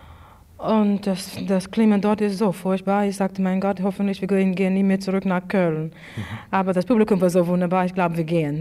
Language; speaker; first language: German; non-native, fluent; English